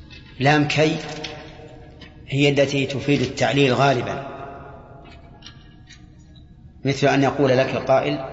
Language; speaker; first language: Arabic; native; Arabic